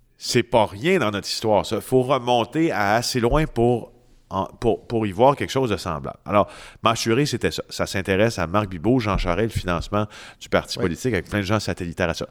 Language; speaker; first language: French; native; French